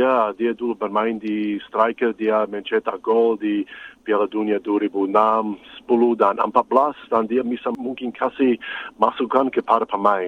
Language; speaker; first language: Indonesian; non-native, fluent; English